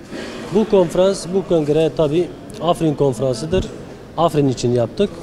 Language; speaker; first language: Turkish; non-native, learner; Kurdish